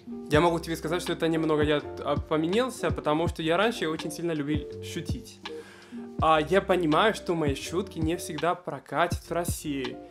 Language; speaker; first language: Russian; non-native, fluent; Spanish